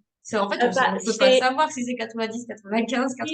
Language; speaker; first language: French; native; French